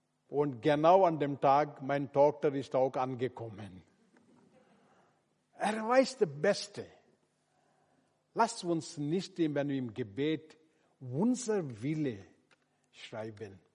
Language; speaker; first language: German; non-native, learner; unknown